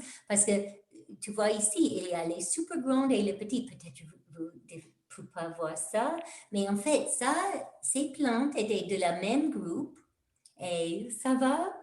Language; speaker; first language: French; non-native, fluent; English